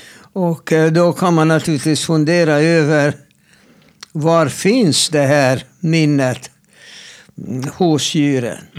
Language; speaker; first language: Swedish; non-native, fluent; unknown